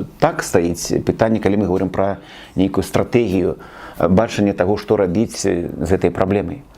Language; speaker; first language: Belarusian; native; Belarusian